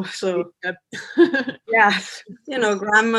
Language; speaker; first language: English; non-native, fluent; Spanish